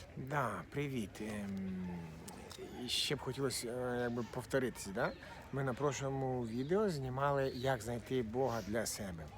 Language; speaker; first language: Ukrainian; non-native, local second language; Russian